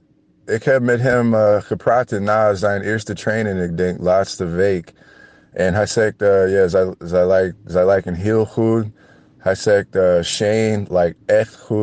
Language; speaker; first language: Dutch; non-native, learner; English